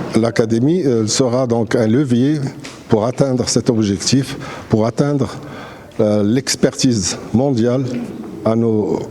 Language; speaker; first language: French; non-native, local second language; Arabic